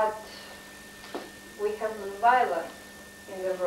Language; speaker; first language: English; non-native, learner; Russian